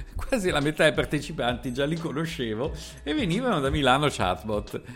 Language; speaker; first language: Italian; native; Italian